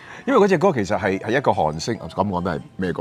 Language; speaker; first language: Cantonese; native; Cantonese